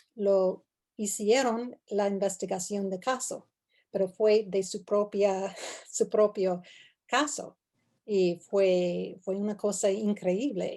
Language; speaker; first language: Spanish; non-native, fluent; English